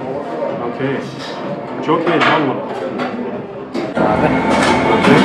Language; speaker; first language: Turkish; non-native, learner; English